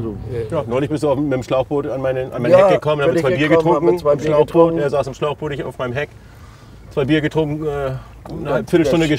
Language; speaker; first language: German; native; German